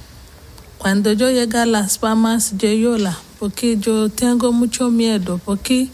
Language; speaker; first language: Spanish; non-native, learner; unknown